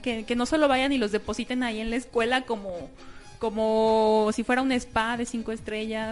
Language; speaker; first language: Spanish; native; Spanish